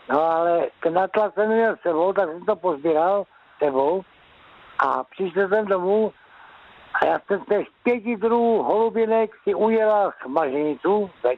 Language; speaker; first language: Czech; native; Czech